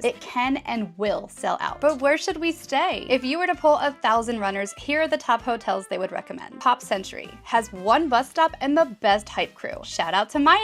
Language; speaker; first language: English; native; English